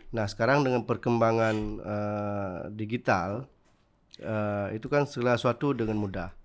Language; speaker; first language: Indonesian; non-native, local second language; Achinese